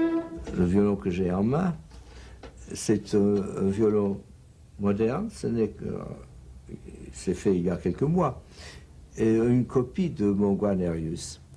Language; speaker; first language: French; non-native, fluent; English